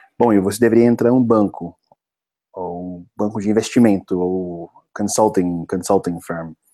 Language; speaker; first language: Portuguese; non-native, fluent; English